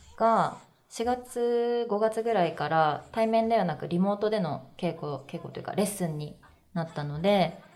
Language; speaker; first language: Japanese; native; Japanese